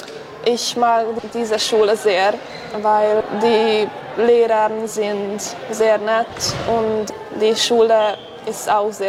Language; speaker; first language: German; non-native, local second language; Hungarian